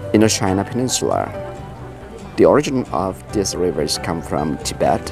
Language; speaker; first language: English; non-native, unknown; Thai